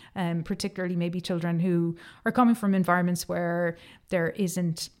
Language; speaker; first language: English; native; English